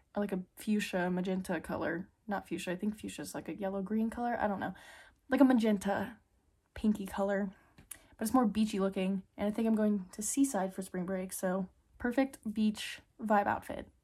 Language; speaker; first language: English; native; English